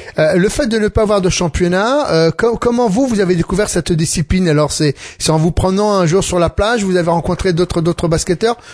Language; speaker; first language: French; native; French